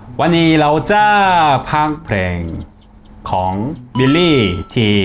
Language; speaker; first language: Thai; non-native, fluent; Korean